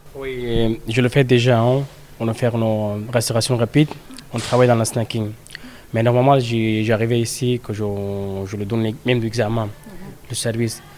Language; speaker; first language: French; non-native, learner; Persian